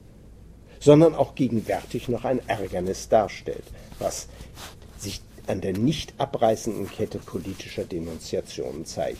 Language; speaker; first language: German; native; German